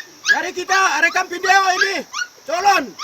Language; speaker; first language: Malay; non-native, local second language; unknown